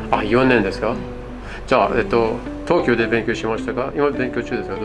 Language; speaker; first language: Japanese; non-native, fluent; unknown